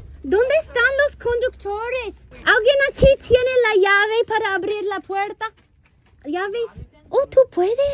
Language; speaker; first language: Spanish; non-native, fluent; English